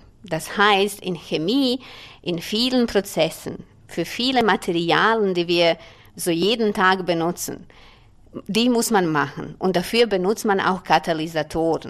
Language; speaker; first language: German; non-native, fluent; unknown